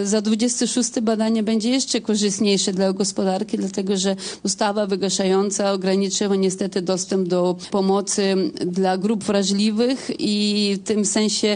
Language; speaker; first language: Polish; non-native, fluent; Ukrainian